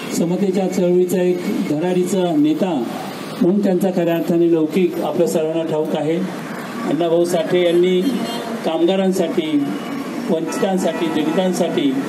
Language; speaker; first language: Marathi; native; Marathi